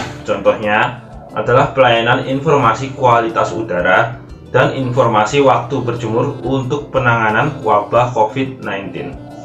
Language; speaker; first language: Indonesian; native; Indonesian